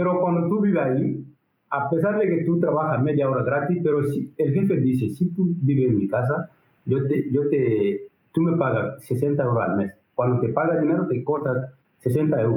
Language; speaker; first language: Spanish; non-native, learner; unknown